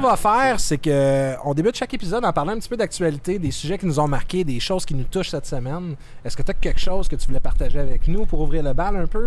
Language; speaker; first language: French; native; French